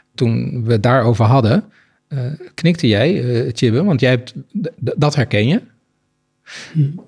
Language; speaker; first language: Dutch; native; Dutch